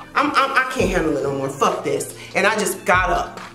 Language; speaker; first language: English; native; English